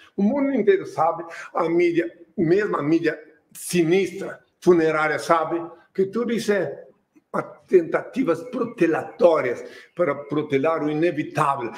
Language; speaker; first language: Portuguese; non-native, fluent; French